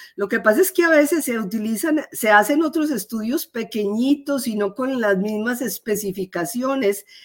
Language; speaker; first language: Spanish; native; Spanish